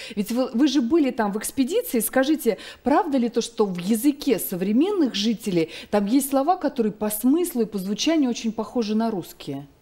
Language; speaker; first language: Russian; native; Russian